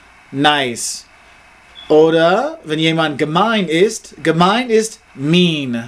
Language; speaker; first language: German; non-native, learner; English